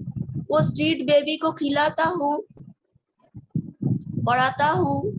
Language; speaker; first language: Hindi; non-native, local second language; Bangla